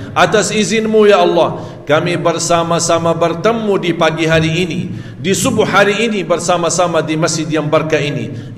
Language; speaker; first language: Malay; non-native, fluent; Arabic